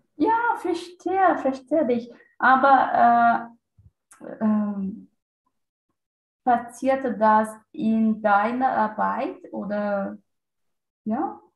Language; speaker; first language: German; non-native, learner; Portuguese